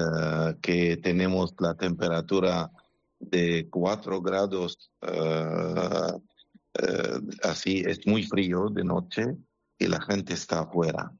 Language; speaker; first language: Spanish; non-native, fluent; Arabic